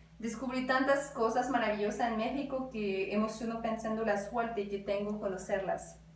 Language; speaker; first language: Spanish; non-native, fluent; French